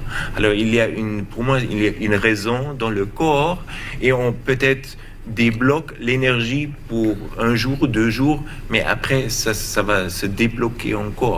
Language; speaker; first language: French; non-native, learner; German